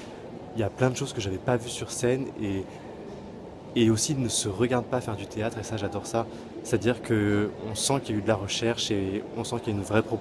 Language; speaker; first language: French; native; French